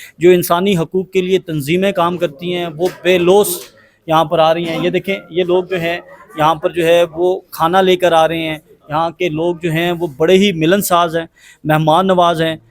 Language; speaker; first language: Urdu; non-native, local second language; Pashto